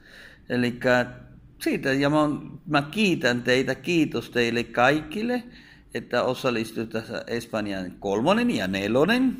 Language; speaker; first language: Finnish; non-native, fluent; Spanish